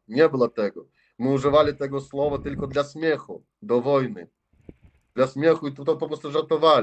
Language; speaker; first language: Polish; non-native, learner; Russian